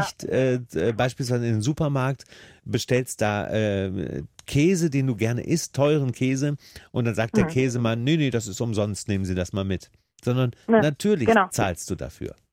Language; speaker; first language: German; native; German